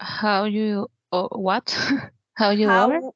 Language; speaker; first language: English; non-native, learner; Spanish